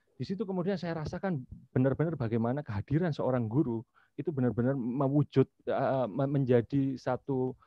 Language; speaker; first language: Indonesian; native; Indonesian